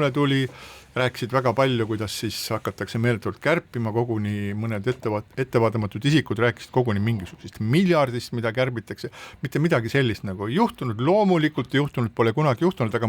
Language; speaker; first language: Estonian; native; Estonian